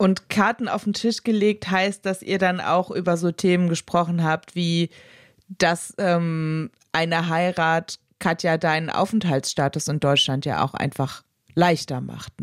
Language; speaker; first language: German; native; German